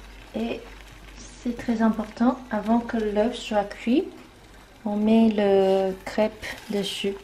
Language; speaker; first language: French; non-native, fluent; Chinese